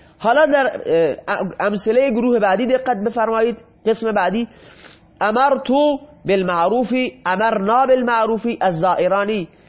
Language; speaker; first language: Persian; non-native, local second language; Baluchi